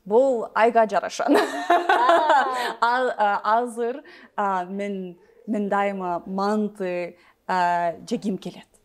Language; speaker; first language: Kyrgyz; non-native, learner; English